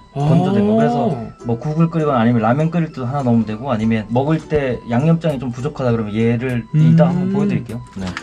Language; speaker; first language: Korean; native; Korean